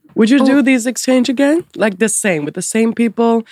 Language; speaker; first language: English; non-native, fluent; Italian